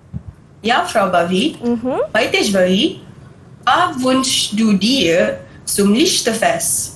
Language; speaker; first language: German; non-native, learner; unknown